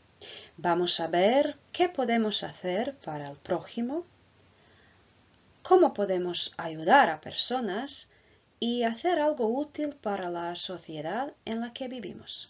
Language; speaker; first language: Spanish; non-native, fluent; Croatian